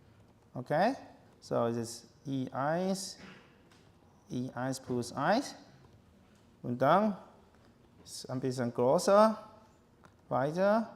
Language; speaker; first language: German; non-native, learner; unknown